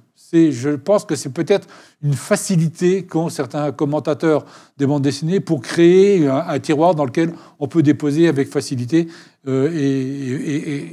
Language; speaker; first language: French; native; French